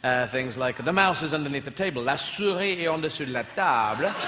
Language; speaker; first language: French; non-native, fluent; English